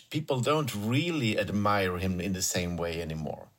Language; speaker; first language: English; non-native, fluent; Swedish